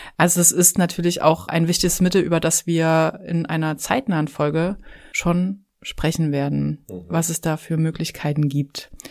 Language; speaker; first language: German; native; German